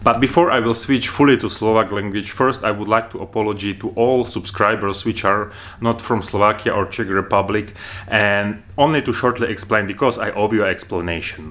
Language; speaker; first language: English; non-native, fluent; Slovak